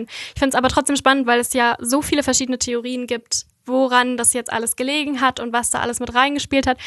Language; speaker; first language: German; native; German